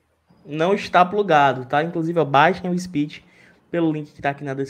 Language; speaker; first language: Portuguese; native; Portuguese